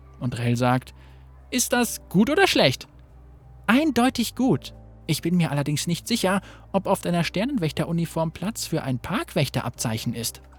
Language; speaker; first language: German; native; German